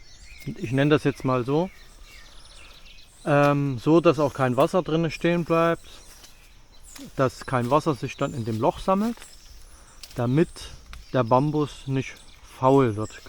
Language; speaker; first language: German; native; German